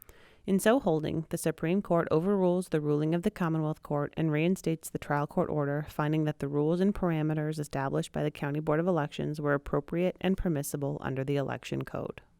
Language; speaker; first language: English; native; English